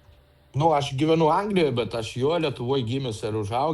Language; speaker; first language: Lithuanian; non-native, local second language; Russian